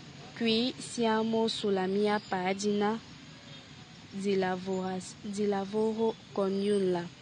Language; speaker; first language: Italian; non-native, learner; French